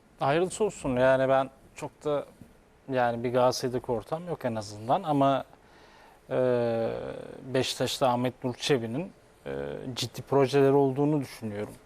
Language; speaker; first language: Turkish; native; Turkish